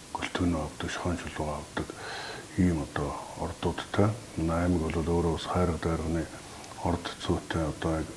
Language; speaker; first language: Mongolian; native; Mongolian